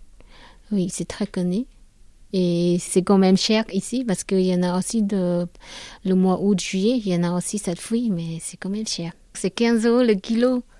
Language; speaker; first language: French; non-native, learner; Khmer